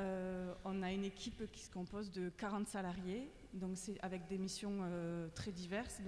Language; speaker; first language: French; native; French